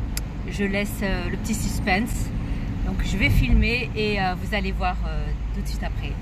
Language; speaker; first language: French; non-native, local second language; Arabic